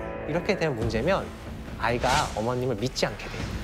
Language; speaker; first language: Korean; native; Korean